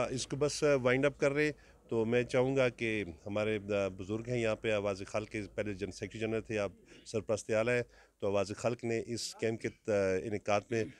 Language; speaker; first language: Urdu; non-native, local second language; Northern Hindko